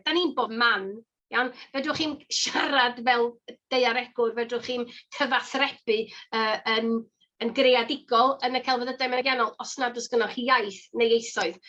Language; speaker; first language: Welsh; native; Welsh